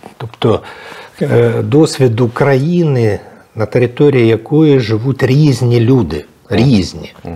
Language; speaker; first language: Ukrainian; non-native, local second language; Russian